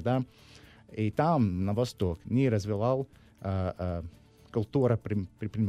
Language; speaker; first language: Russian; non-native, learner; English